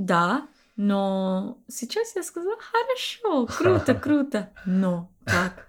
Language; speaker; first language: Russian; non-native, learner; English